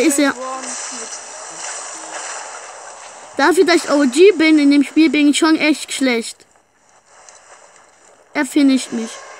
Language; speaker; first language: German; native; German